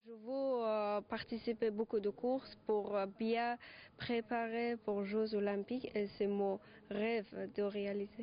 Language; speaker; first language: French; non-native, learner; Persian